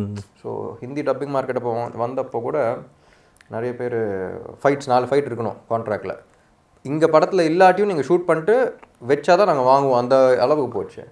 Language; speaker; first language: Tamil; non-native, local second language; Telugu